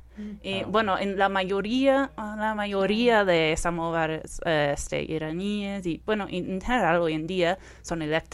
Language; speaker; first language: Spanish; non-native, fluent; English